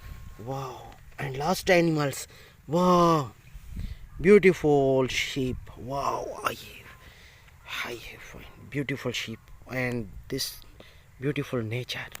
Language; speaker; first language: English; non-native, learner; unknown